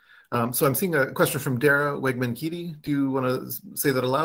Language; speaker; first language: English; native; English